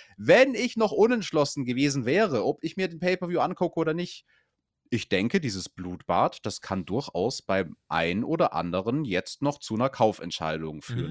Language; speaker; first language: German; native; German